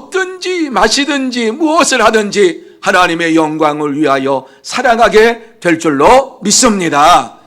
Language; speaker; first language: Korean; native; Korean